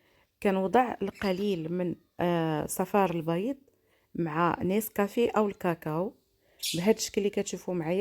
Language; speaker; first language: Arabic; native; Arabic